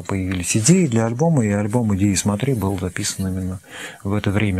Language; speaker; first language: Russian; native; Russian